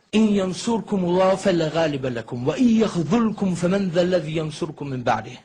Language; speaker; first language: Arabic; non-native, fluent; German